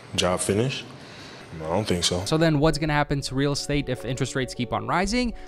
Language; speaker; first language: English; native; English